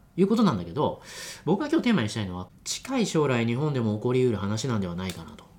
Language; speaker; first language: Japanese; non-native, fluent; Chinese